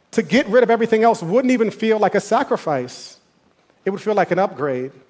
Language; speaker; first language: English; native; English